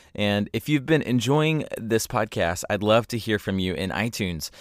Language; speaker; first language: English; native; English